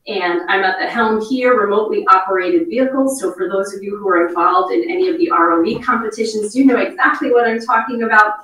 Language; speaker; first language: English; native; English